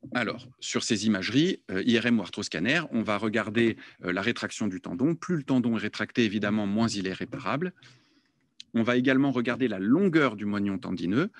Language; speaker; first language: French; native; French